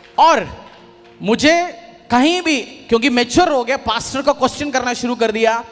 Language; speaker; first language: Hindi; non-native, local second language; Malayalam